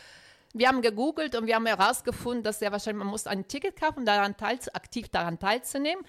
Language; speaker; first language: German; non-native, fluent; Italian